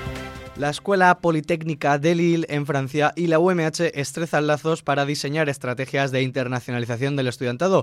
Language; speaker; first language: Spanish; native; Spanish